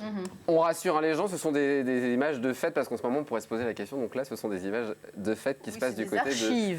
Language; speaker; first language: French; native; French